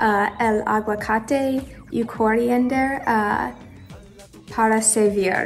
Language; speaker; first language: Spanish; non-native, learner; English